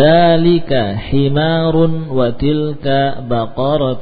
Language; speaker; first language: Arabic; non-native, fluent; Indonesian